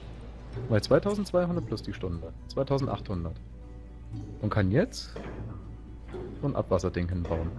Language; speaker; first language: German; native; German